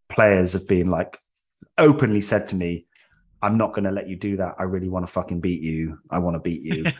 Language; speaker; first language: English; native; English